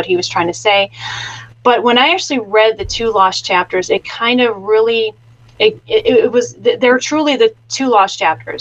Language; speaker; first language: English; native; English